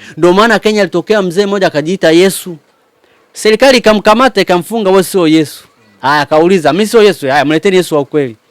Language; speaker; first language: Swahili; native; Swahili